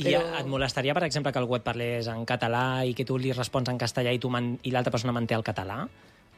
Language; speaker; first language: Catalan; native; Catalan